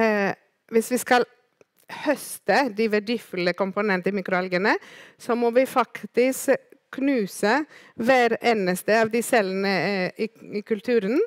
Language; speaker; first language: Norwegian; non-native, fluent; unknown